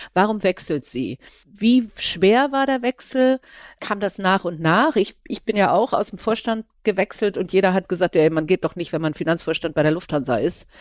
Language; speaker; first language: German; native; German